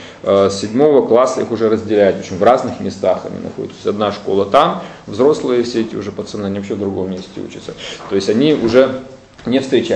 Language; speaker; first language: Russian; native; Russian